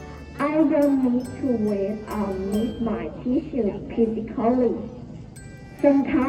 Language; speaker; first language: English; non-native, learner; Thai